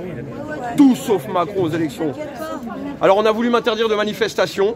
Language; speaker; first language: French; native; French